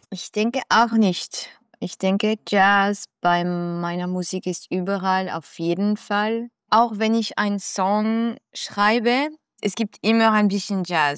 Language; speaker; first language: German; non-native, local second language; French